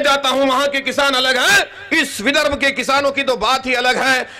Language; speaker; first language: Hindi; non-native, local second language; Marathi